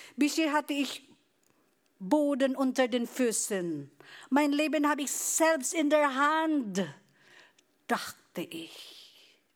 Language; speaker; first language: German; non-native, fluent; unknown